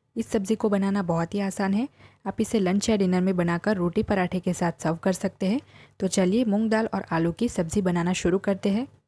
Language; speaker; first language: Hindi; non-native, local second language; Gujarati